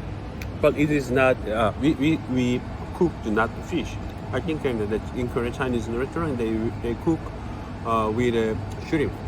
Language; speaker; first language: English; non-native, learner; Korean